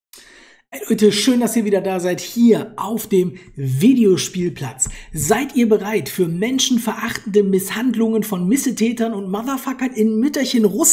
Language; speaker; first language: German; native; German